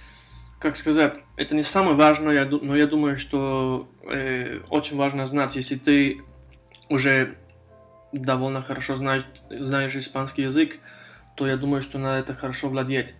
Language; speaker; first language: Russian; non-native, fluent; Spanish